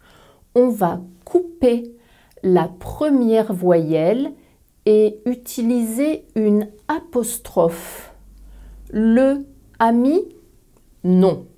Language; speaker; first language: French; native; French